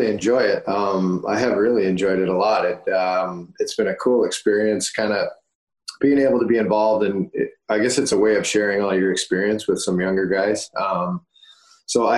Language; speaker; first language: English; native; English